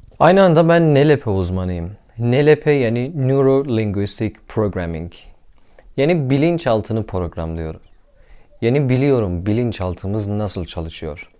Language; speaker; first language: Turkish; non-native, learner; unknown